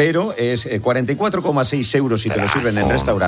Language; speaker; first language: Spanish; native; Spanish